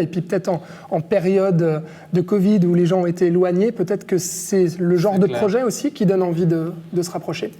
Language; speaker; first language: French; native; French